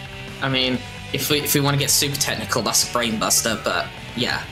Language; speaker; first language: English; native; English